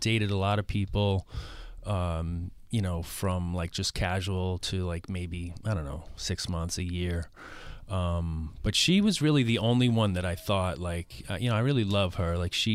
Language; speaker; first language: English; native; English